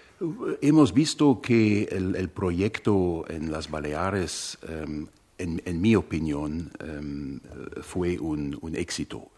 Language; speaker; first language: Spanish; non-native, fluent; German